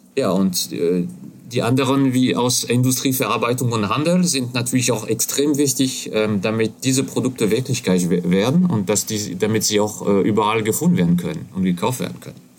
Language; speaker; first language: German; non-native, fluent; French